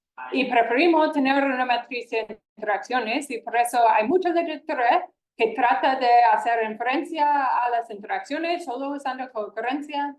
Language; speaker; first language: Spanish; non-native, fluent; English